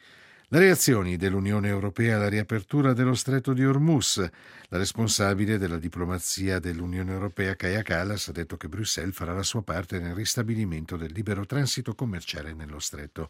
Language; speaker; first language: Italian; native; Italian